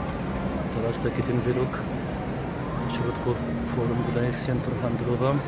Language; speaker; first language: Polish; non-native, learner; Arabic